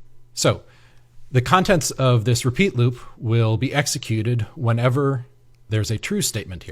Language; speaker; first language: English; native; English